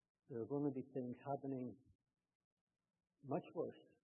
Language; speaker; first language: English; native; English